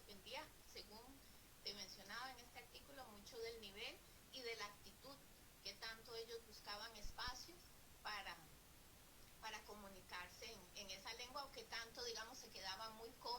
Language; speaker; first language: Spanish; native; Spanish